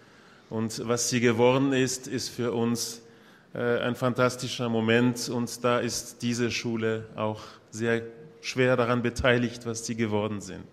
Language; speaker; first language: German; non-native, local second language; French